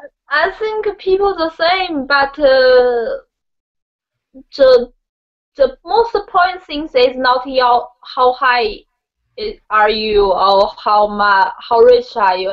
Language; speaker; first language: English; non-native, learner; Chinese